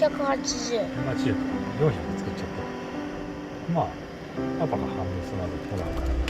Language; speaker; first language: Japanese; native; Japanese